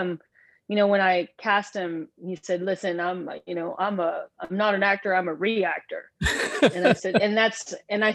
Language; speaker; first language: English; native; English